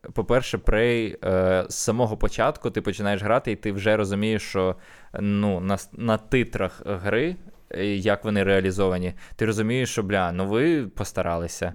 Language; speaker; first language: Ukrainian; native; Ukrainian